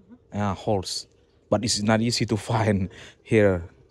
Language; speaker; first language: English; non-native, learner; Balinese